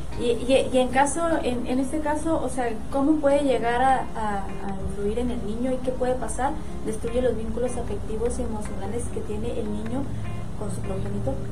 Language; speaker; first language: Spanish; native; Spanish